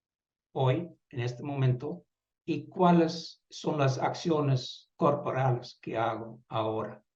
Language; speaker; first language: Spanish; non-native, fluent; Dutch